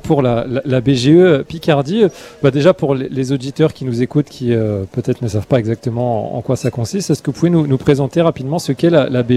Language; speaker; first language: French; native; French